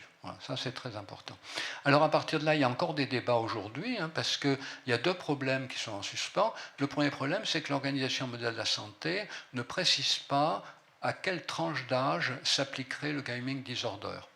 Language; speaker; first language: French; native; French